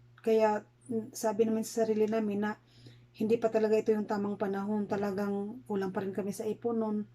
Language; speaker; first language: Filipino; native; Filipino